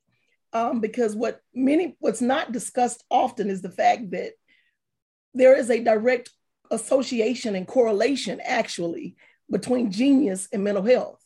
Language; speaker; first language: English; native; English